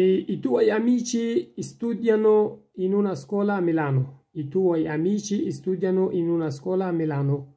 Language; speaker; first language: Italian; non-native, fluent; Persian